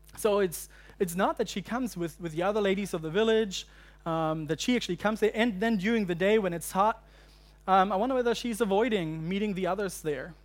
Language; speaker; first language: English; non-native, fluent; German